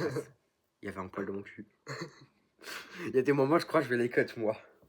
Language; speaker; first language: French; native; French